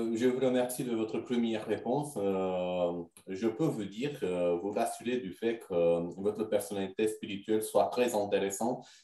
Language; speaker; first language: French; non-native, fluent; Romanian